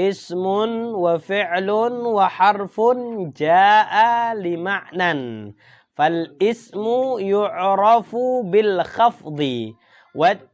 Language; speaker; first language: Arabic; non-native, fluent; Indonesian